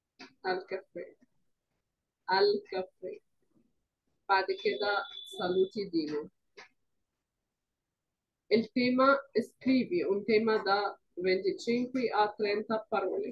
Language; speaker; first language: Italian; non-native, fluent; Arabic